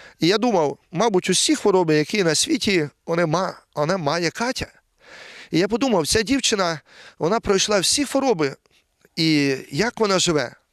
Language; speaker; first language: Ukrainian; native; Ukrainian